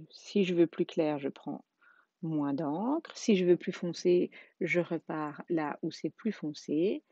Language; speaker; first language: French; native; French